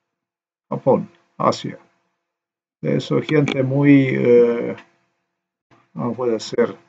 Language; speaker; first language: Spanish; non-native, learner; Slovenian